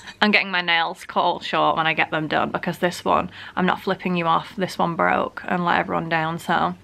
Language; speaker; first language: English; native; English